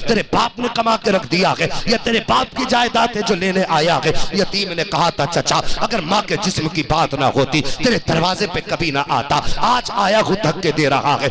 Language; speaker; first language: Urdu; native; Urdu